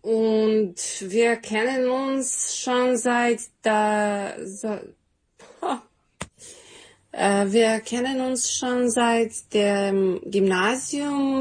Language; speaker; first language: German; non-native, fluent; Serbian